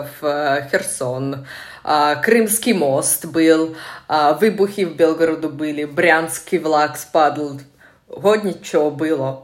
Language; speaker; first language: Czech; non-native, fluent; Russian